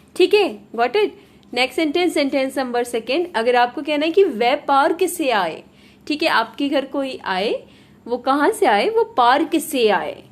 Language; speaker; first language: Hindi; native; Hindi